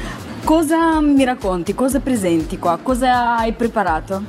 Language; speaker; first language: Italian; non-native, fluent; Russian